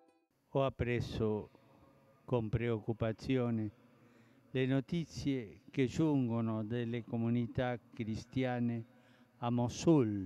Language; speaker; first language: Italian; non-native, fluent; Spanish